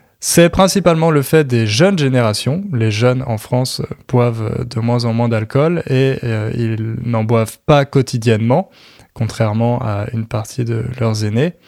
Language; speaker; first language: French; native; French